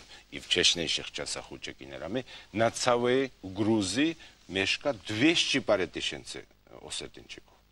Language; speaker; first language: Polish; non-native, fluent; Georgian